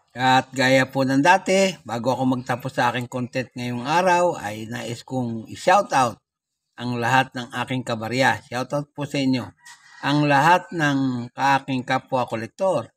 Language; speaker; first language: Filipino; native; Filipino